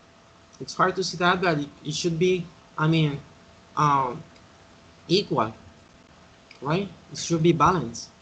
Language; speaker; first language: English; non-native, fluent; Spanish